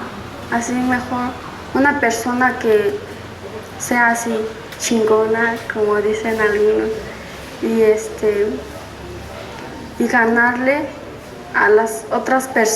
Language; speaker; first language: Spanish; non-native, local second language; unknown